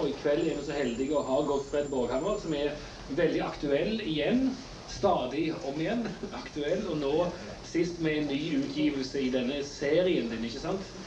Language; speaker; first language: Norwegian; native; Norwegian